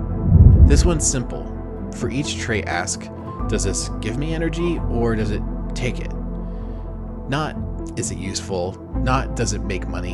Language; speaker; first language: English; native; English